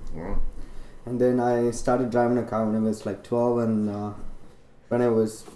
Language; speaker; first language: English; non-native, local second language; Tamil